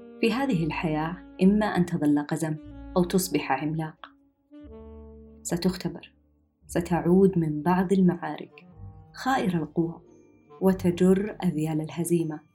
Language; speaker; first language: Arabic; native; Arabic